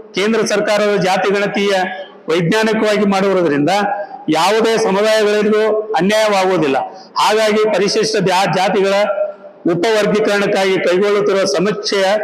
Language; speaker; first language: Kannada; non-native, local second language; Lambadi